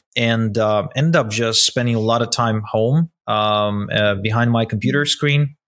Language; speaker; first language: English; non-native, fluent; Russian